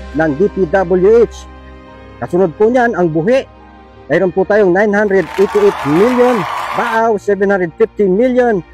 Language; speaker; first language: Filipino; non-native, local second language; Bikol